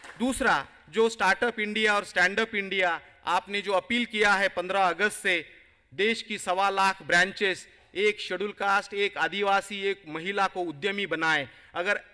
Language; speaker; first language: Hindi; non-native, local second language; Marathi